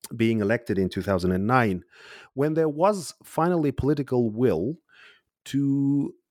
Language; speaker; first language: English; non-native, fluent; Uzbek